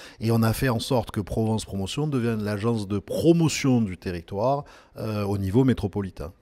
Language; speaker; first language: French; native; French